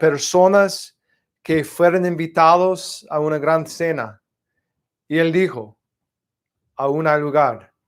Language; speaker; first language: Spanish; non-native, fluent; English